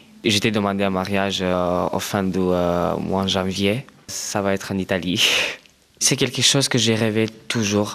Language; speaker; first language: French; non-native, fluent; Romanian